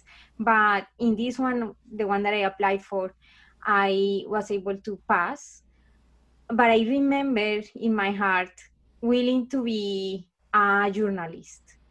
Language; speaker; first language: English; non-native, fluent; Spanish